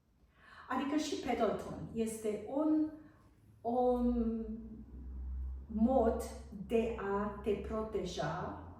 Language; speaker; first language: Romanian; non-native, fluent; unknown